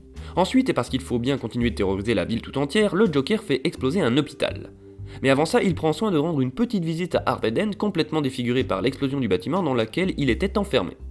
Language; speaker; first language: French; native; French